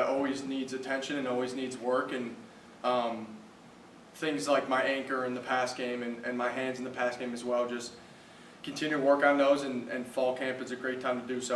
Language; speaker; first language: English; native; English